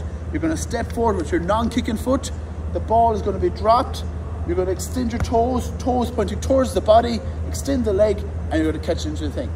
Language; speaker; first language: English; native; English